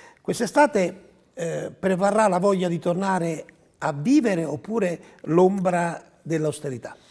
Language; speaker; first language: Italian; native; Italian